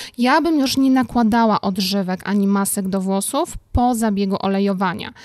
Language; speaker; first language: Polish; native; Polish